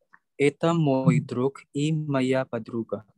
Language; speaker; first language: Russian; non-native, learner; Indonesian